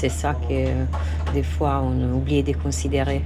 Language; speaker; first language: French; non-native, fluent; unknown